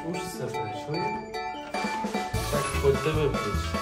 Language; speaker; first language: Czech; non-native, fluent; Russian